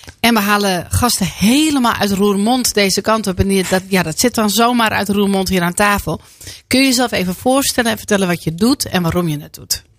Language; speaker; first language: Dutch; native; Dutch